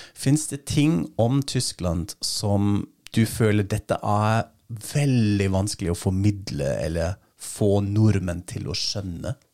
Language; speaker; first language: Norwegian; non-native, fluent; German